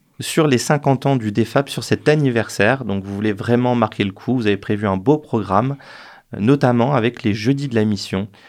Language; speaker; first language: French; native; French